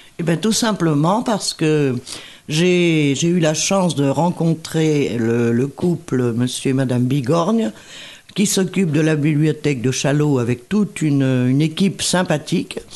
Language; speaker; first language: French; native; French